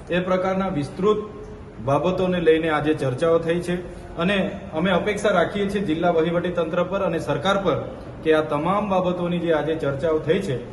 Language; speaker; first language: Gujarati; non-native, local second language; Vasavi